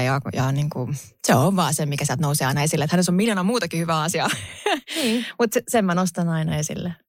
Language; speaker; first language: Finnish; native; Finnish